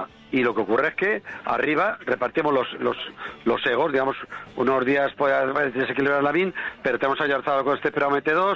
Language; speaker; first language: Spanish; native; Spanish